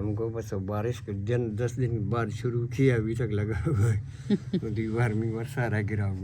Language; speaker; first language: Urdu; non-native, local second language; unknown